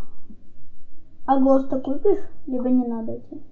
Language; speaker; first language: Russian; native; Russian